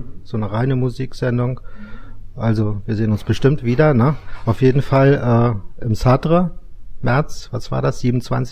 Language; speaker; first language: German; native; German